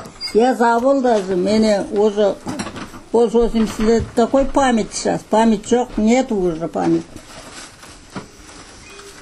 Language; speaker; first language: Russian; non-native, local second language; Kazakh